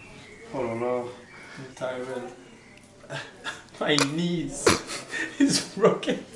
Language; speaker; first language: English; non-native, learner; French